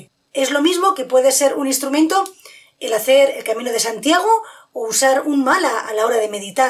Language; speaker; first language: Spanish; native; Spanish